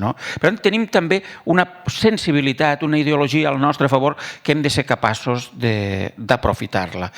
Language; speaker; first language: Catalan; native; Catalan